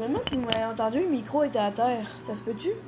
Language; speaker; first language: French; native; French